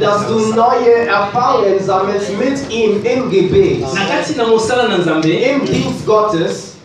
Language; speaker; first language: German; non-native, learner; French